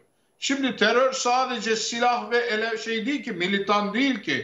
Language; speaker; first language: Turkish; native; Turkish